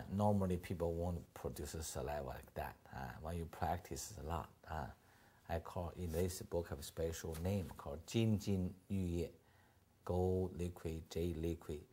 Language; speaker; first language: English; non-native, fluent; Chinese